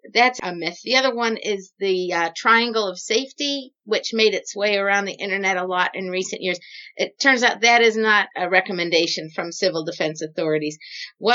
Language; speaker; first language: English; native; English